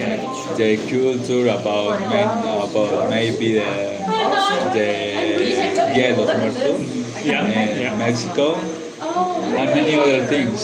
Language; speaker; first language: English; non-native, learner; Spanish